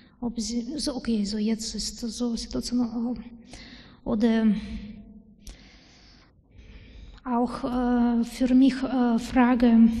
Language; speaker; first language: German; non-native, learner; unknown